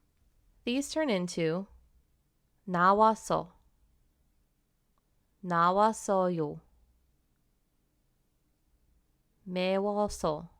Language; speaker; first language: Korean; non-native, fluent; English